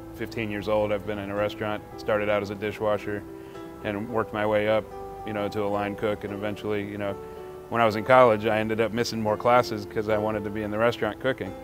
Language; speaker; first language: English; native; English